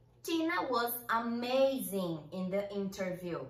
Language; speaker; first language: English; non-native, fluent; Portuguese